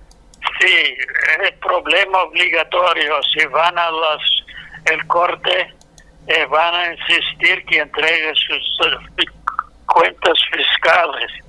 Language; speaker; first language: Spanish; non-native, fluent; English